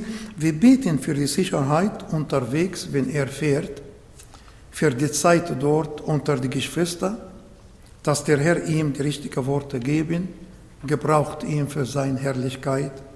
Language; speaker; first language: German; non-native, fluent; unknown